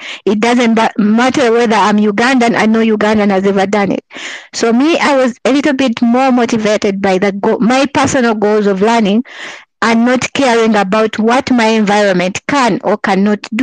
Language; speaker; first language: English; non-native, local second language; Ganda